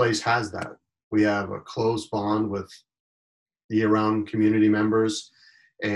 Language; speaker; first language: English; native; English